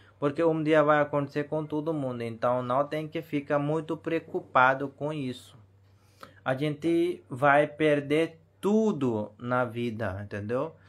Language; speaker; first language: Portuguese; non-native, learner; Hindi